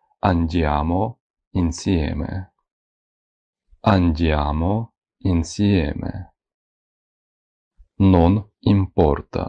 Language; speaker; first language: Italian; non-native, fluent; Ukrainian